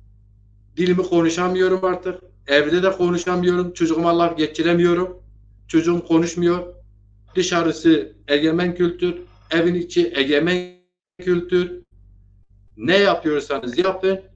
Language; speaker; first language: Turkish; native; Turkish